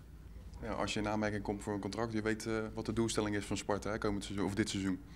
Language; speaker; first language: Dutch; native; Dutch